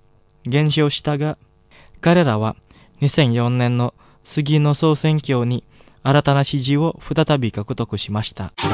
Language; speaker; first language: Japanese; non-native, fluent; Indonesian